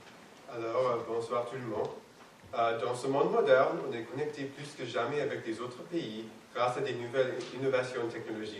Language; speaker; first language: French; non-native, fluent; English